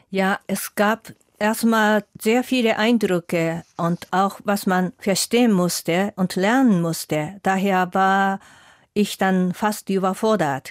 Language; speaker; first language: German; non-native, fluent; Japanese